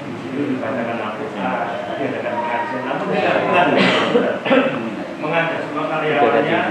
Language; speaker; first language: Indonesian; native; Indonesian